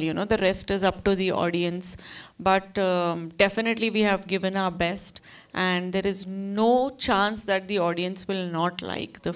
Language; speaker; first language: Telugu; non-native, learner; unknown